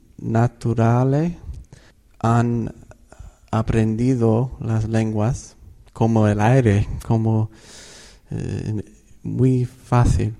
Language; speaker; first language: Spanish; non-native, fluent; English